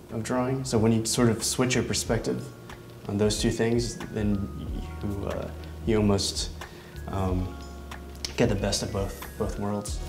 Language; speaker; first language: English; native; English